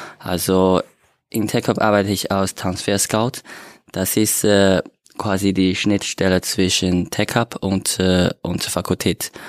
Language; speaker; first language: German; non-native, learner; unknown